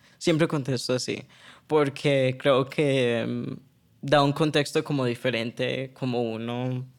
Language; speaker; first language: Spanish; early bilingual, heritage; Spanish